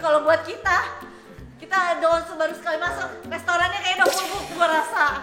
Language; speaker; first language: Indonesian; native; Indonesian